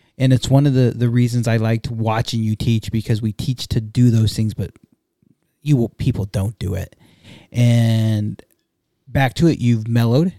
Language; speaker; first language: English; native; English